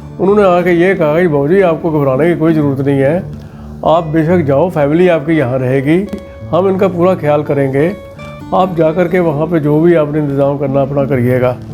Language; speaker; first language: Hindi; non-native, local second language; Punjabi